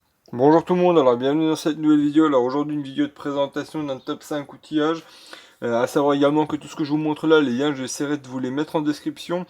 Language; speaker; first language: French; native; French